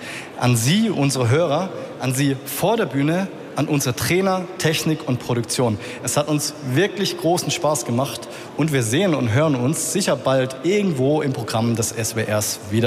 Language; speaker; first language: German; native; German